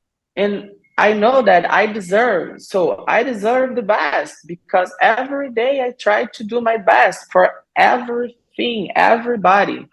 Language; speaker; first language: English; non-native, learner; Portuguese